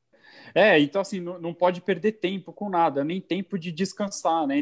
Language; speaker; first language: Portuguese; native; Portuguese